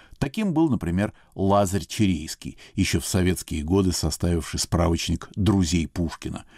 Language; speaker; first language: Russian; native; Russian